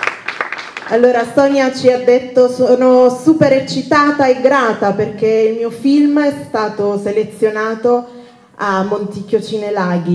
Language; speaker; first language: Italian; native; Italian